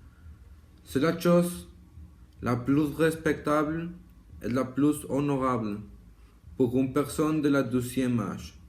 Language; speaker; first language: French; non-native, learner; Spanish